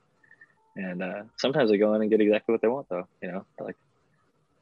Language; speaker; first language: English; native; English